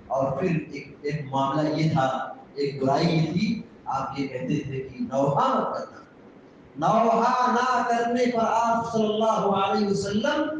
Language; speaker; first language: Urdu; native; Urdu